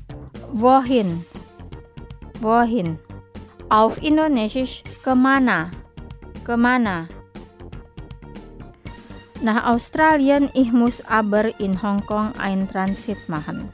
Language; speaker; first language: German; non-native, fluent; Indonesian